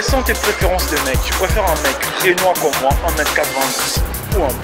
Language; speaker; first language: French; native; French